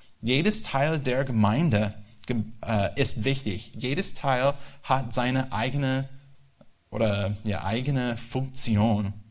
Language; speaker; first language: German; non-native, learner; English